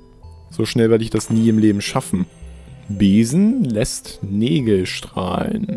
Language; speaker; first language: German; native; German